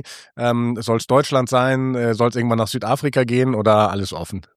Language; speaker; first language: German; native; German